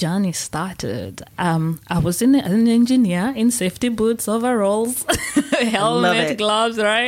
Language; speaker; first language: English; non-native, local second language; Meru